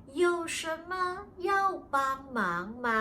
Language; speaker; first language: Chinese; non-native, fluent; Thai